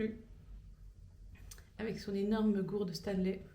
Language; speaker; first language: French; native; French